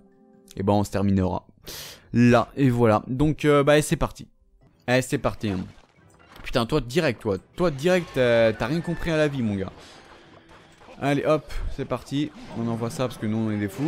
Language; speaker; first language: French; native; French